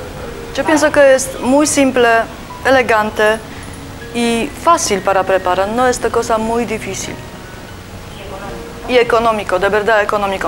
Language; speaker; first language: Spanish; non-native, learner; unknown